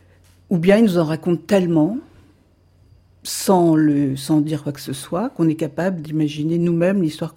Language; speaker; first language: French; native; French